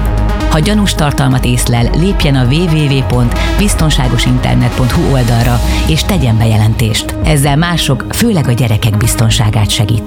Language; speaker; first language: Hungarian; native; Hungarian